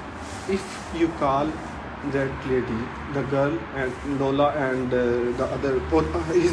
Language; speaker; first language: English; non-native, learner; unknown